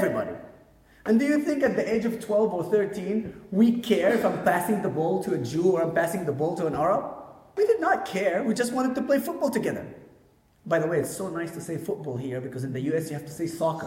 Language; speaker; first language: English; non-native, fluent; Arabic